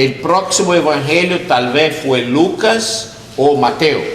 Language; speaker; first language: Spanish; non-native, learner; English